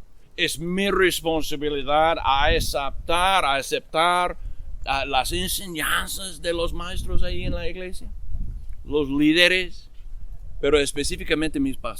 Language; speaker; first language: Spanish; non-native, fluent; English